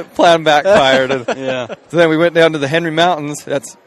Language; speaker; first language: English; native; English